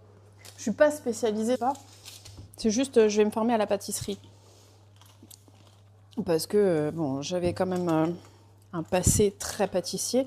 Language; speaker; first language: French; early bilingual, other home language; Portuguese